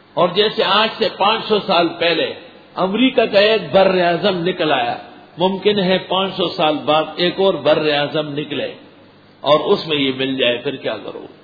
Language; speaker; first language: Urdu; non-native, local second language; Pashto